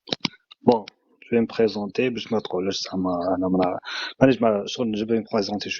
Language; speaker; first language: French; non-native, local second language; Arabic